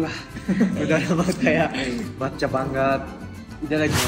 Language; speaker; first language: Indonesian; non-native, fluent; Japanese